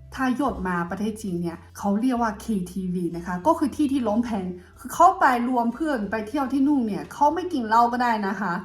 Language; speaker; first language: Thai; non-native, fluent; Chinese